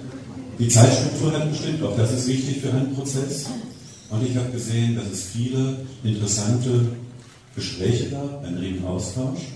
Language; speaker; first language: German; native; German